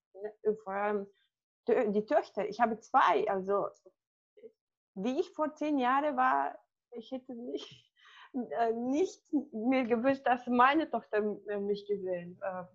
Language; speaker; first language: German; non-native, fluent; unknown